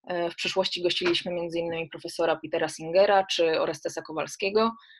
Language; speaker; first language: Polish; native; Polish